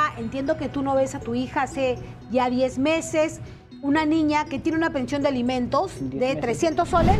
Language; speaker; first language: Spanish; native; Spanish